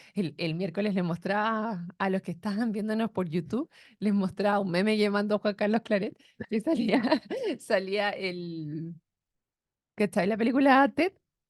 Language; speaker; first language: Spanish; native; Spanish